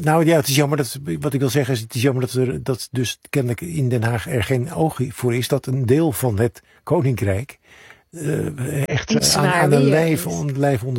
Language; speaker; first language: Dutch; native; Dutch